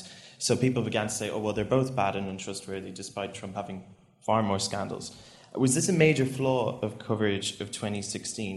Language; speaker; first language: English; native; English